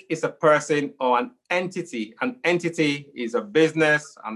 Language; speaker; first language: English; non-native, local second language; Igbo